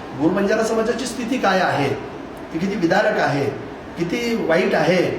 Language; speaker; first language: Marathi; non-native, local second language; Lambadi